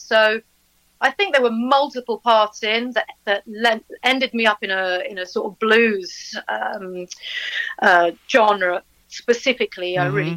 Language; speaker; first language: English; native; English